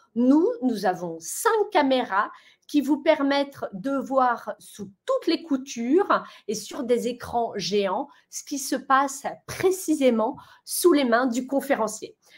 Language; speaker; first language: French; native; French